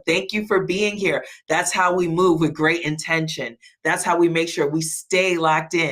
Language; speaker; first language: English; native; English